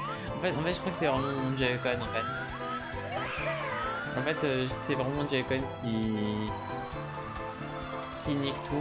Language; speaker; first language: French; native; French